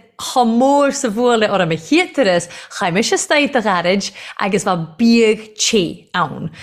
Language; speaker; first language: Irish; native; Irish